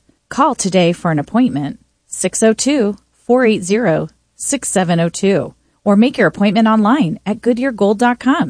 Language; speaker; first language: English; native; English